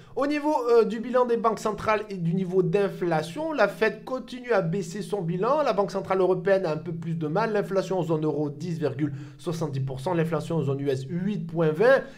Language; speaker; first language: French; native; French